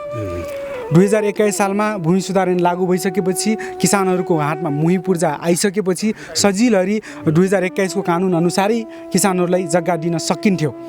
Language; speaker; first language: Nepali; non-native, local second language; Dangaura Tharu